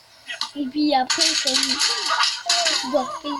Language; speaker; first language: French; native; French